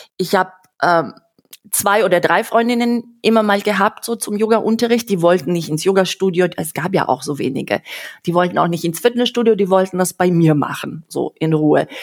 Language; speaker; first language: German; non-native, fluent; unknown